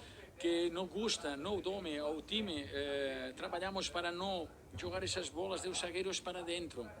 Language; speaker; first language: Portuguese; non-native, learner; Spanish